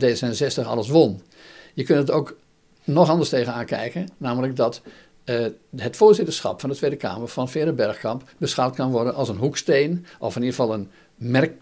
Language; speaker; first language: Dutch; native; Dutch